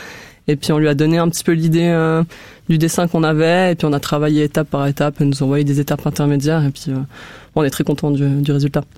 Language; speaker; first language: French; native; French